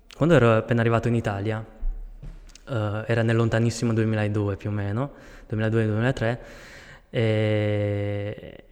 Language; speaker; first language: Italian; non-native, fluent; Chinese